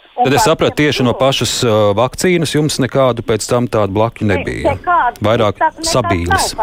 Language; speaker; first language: Latvian; native; Latvian